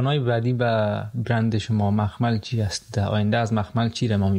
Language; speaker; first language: Persian; native; Persian